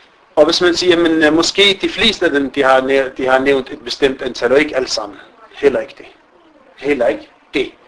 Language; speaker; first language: Danish; non-native, fluent; Arabic